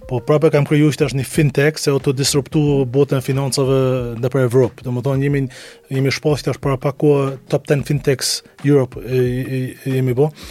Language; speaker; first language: Albanian; early bilingual, heritage; Albanian